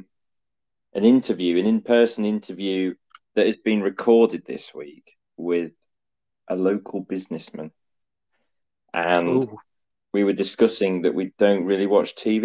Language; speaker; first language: English; native; English